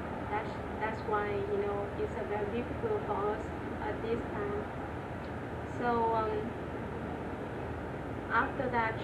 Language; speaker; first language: English; non-native, learner; Vietnamese